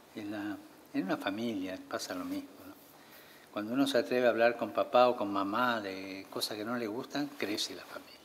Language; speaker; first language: Spanish; native; Spanish